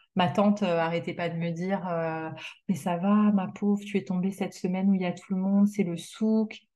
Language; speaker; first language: French; native; French